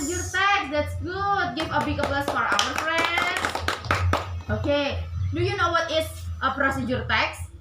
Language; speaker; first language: English; non-native, learner; Indonesian